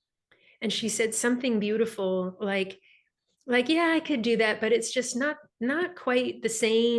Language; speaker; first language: English; native; English